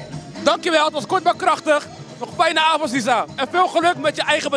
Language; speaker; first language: Dutch; native; Dutch